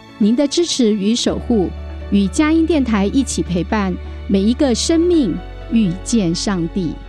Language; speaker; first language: Chinese; native; Chinese